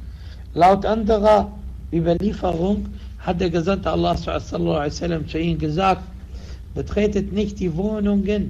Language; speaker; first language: German; non-native, fluent; Arabic